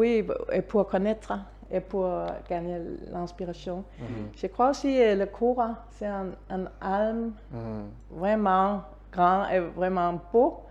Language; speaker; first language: French; non-native, fluent; Danish